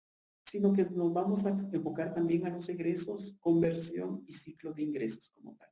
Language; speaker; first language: Spanish; native; Spanish